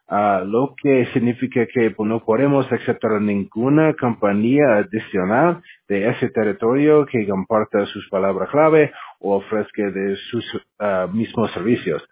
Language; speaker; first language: Spanish; non-native, learner; English